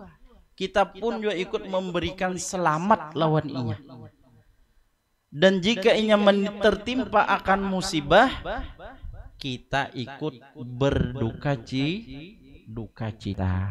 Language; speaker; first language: Indonesian; non-native, local second language; Banjar